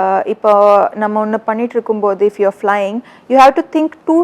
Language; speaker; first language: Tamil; early bilingual, heritage; Tamil